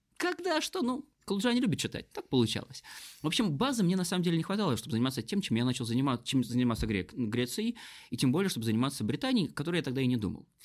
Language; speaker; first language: Russian; native; Russian